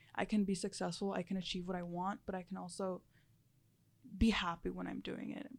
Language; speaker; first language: English; early bilingual, other home language; Spanish